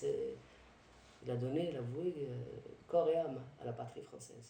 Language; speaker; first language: French; early bilingual, other home language; Arabic